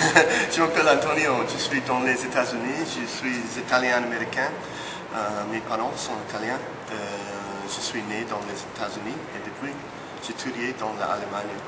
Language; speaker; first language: French; non-native, learner; English